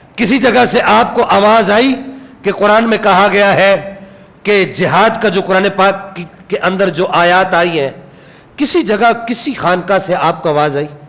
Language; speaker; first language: Urdu; non-native, local second language; Punjabi